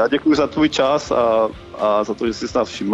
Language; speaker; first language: Czech; native; Czech